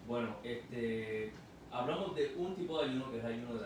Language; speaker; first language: Spanish; native; Spanish